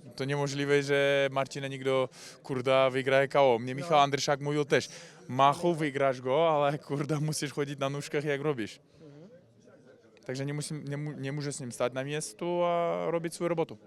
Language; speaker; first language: Polish; non-native, learner; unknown